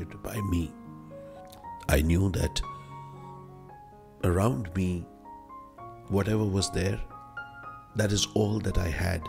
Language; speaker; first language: English; non-native, local second language; Hindi